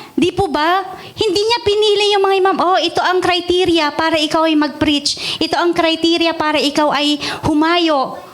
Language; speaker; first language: Filipino; non-native, local second language; Iloko